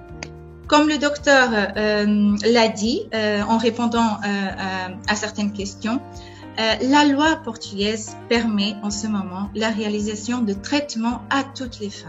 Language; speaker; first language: French; non-native, fluent; Portuguese